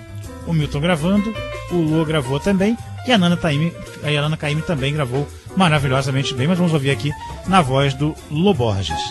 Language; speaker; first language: Portuguese; native; Portuguese